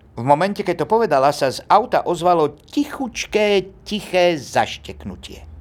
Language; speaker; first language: Slovak; native; Slovak